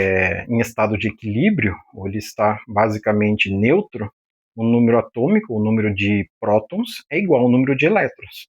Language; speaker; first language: Portuguese; native; Portuguese